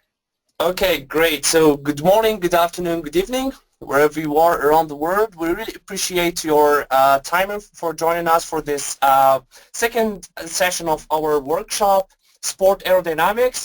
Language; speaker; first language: English; non-native, fluent; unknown